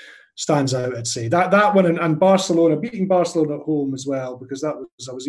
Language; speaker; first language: English; native; English